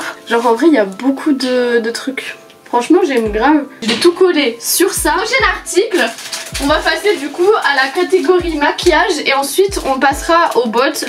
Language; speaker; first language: French; native; French